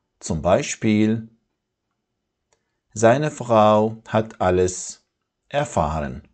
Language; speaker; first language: German; non-native, fluent; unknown